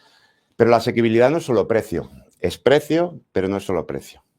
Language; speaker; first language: Spanish; native; Spanish